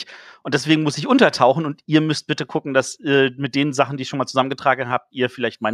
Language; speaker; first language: German; native; German